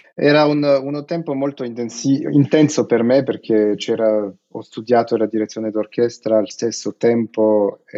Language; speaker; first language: Italian; non-native, learner; Russian